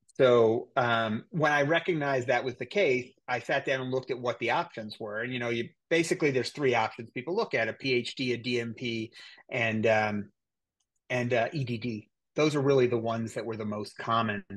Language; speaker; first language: English; native; English